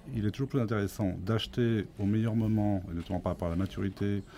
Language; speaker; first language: French; native; French